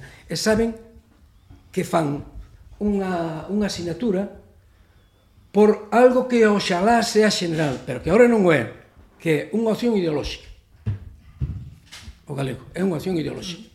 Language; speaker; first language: Galician; native; Galician